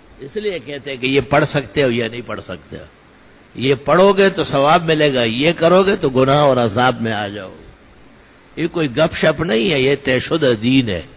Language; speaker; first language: Urdu; non-native, local second language; Pashto